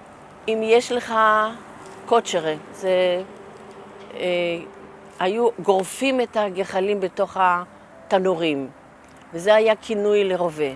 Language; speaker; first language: Hebrew; early bilingual, other home language; Yiddish